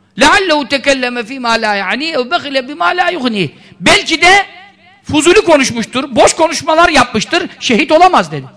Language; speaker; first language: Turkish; native; Turkish